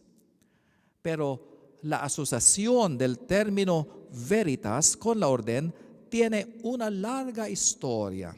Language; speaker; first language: Spanish; non-native, learner; Filipino